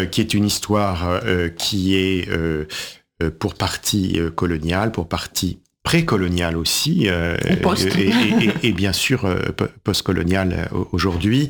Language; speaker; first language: French; native; French